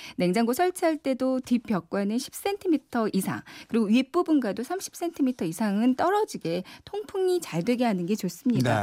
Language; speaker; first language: Korean; native; Korean